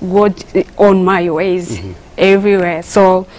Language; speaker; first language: English; non-native, local second language; Kinyarwanda